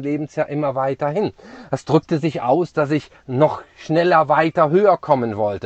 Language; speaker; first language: German; native; German